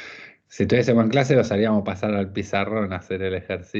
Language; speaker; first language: Spanish; native; Spanish